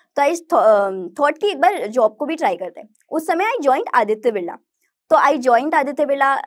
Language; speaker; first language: Hindi; native; Hindi